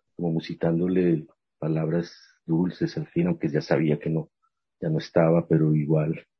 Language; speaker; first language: Spanish; native; Spanish